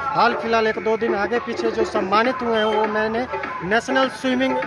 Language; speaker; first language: Hindi; native; Hindi